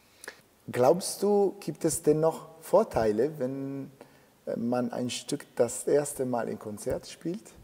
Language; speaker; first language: German; non-native, fluent; Italian